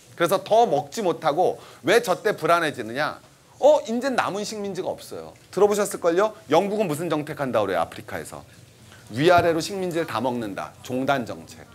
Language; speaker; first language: Korean; native; Korean